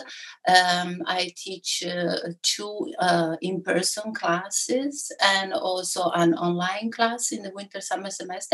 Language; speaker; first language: English; non-native, fluent; Italian